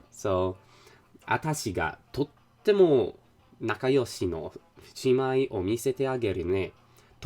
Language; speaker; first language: Japanese; non-native, learner; English